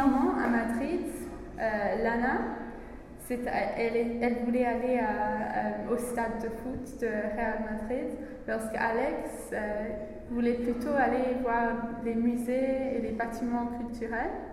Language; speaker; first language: French; non-native, learner; English